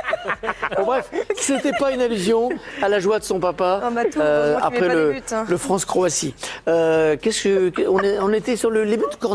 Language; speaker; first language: French; native; French